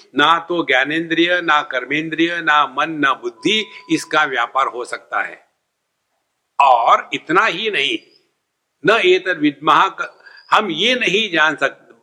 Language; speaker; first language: Hindi; non-native, local second language; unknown